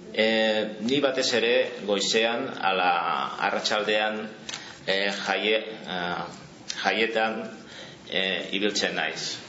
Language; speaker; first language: Basque; non-native, learner; Catalan